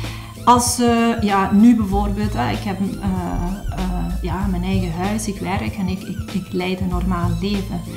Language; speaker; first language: Dutch; non-native, fluent; Albanian